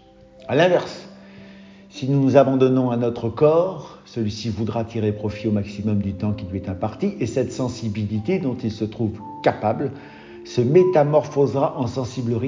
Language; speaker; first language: French; native; French